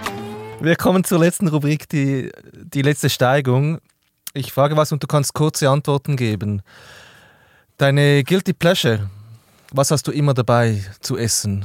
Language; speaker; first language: German; native; German